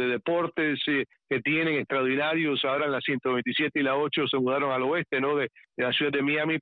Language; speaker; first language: Spanish; early bilingual, heritage; Spanish